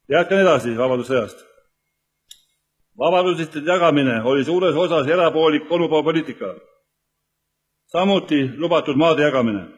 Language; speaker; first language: Estonian; native; Estonian